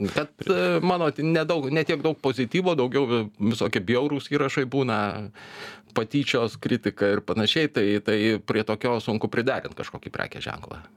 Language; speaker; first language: Lithuanian; native; Lithuanian